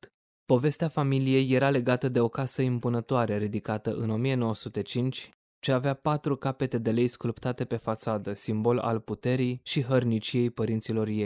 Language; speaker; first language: Romanian; native; Romanian